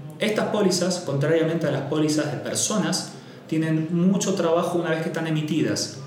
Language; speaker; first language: Spanish; native; Spanish